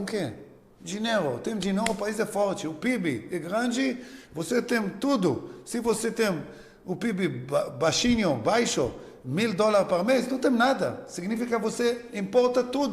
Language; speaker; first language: Portuguese; non-native, learner; Hebrew